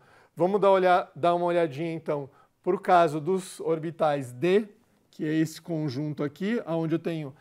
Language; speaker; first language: Portuguese; native; Portuguese